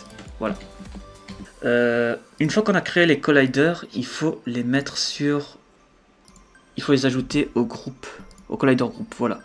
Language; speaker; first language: French; native; French